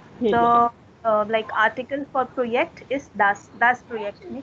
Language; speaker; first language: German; non-native, fluent; Hindi